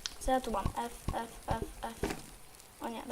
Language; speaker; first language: Polish; native; Polish